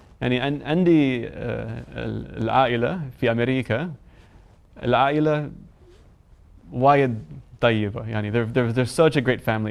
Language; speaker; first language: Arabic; non-native, learner; English